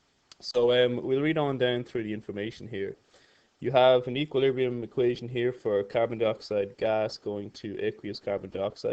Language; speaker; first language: English; native; English